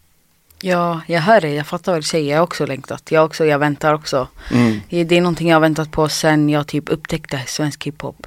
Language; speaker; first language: Swedish; early bilingual, other home language; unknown